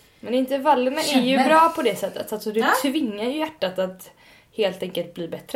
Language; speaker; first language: Swedish; native; Swedish